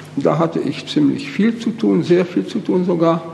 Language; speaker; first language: German; native; German